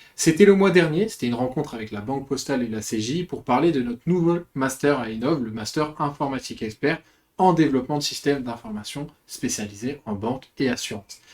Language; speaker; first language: French; native; French